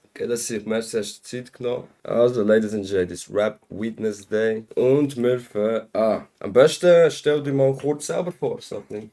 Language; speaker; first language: German; native; German